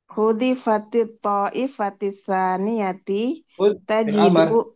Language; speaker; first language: Arabic; non-native, learner; Indonesian